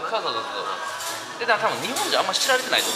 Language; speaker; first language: Japanese; native; Japanese